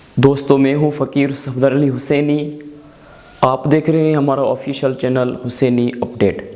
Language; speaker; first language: Urdu; non-native, local second language; Sindhi